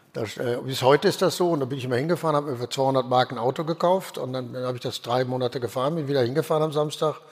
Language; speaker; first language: German; native; German